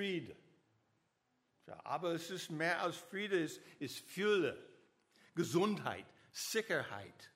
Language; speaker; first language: German; non-native, learner; English